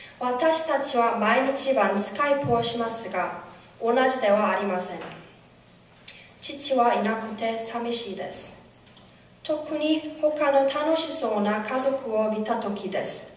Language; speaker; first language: Japanese; non-native, learner; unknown